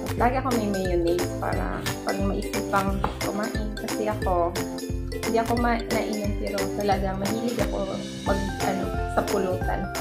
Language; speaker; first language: Filipino; non-native, local second language; Cebuano